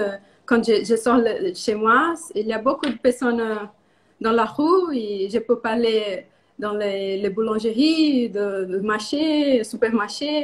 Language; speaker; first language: French; non-native, learner; Portuguese